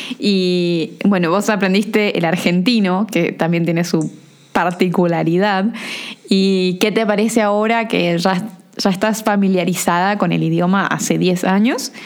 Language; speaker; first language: Spanish; native; Spanish